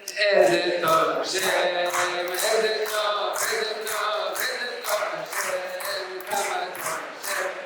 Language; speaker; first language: Hebrew; non-native, fluent; French